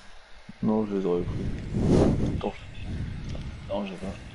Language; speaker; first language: French; native; French